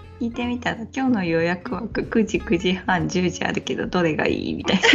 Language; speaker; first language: Japanese; native; Japanese